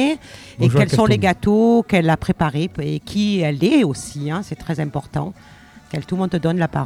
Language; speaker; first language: French; native; French